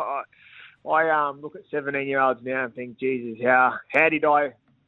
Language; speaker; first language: English; native; English